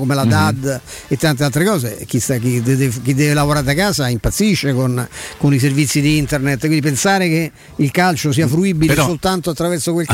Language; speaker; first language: Italian; native; Italian